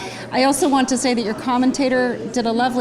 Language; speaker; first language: English; native; English